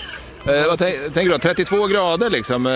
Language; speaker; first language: Swedish; native; Swedish